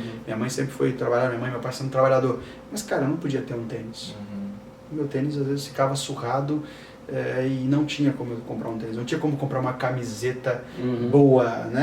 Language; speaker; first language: Portuguese; native; Portuguese